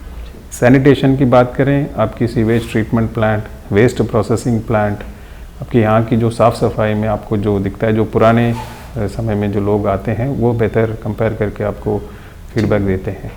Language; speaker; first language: Hindi; non-native, local second language; Tamil